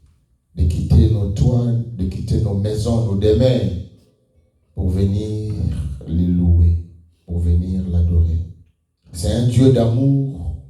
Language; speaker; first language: French; non-native, local second language; Lingala